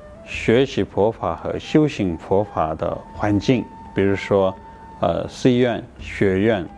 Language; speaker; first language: Chinese; non-native, fluent; Tibetan